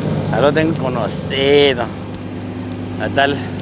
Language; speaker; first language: Spanish; native; Spanish